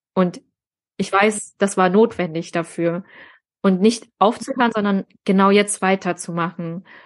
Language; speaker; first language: German; early bilingual, other home language; Vietnamese